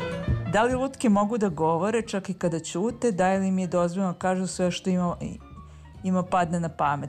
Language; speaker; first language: Serbian; native; Serbian